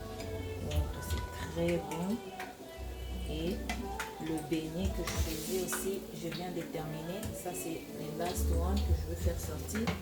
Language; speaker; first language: French; non-native, local second language; Lingala